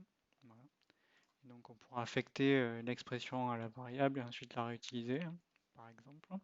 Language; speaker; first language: French; native; French